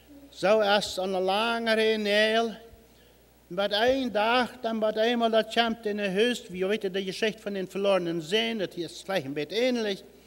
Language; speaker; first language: German; early bilingual, heritage; German